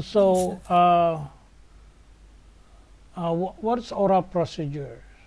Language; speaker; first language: English; non-native, fluent; Indonesian